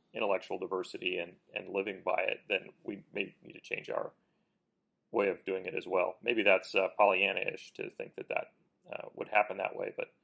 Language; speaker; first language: English; native; English